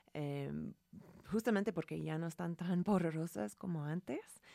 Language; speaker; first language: Spanish; non-native, fluent; English